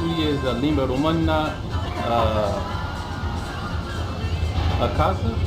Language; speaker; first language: Romanian; non-native, learner; English